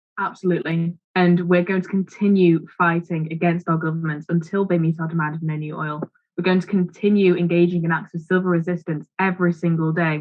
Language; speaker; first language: English; native; English